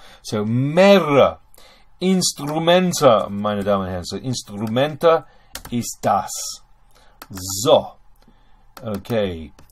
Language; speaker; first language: German; non-native, fluent; English